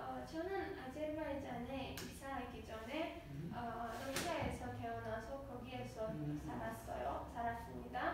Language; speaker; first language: Korean; non-native, learner; Azerbaijani